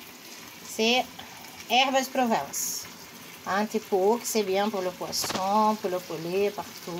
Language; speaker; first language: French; non-native, learner; Portuguese